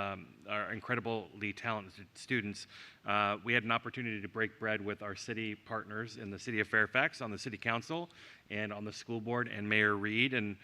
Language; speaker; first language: English; native; English